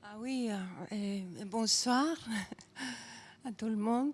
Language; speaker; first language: French; non-native, fluent; Icelandic